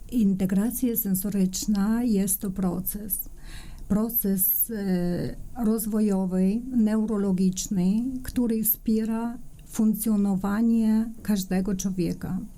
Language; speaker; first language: Polish; non-native, fluent; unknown